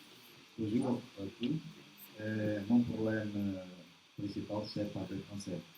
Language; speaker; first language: French; non-native, learner; Portuguese